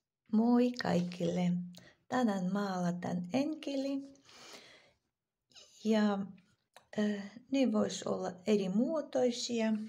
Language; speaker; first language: Finnish; non-native, fluent; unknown